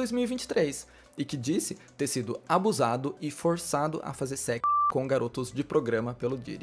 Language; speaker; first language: Portuguese; native; Portuguese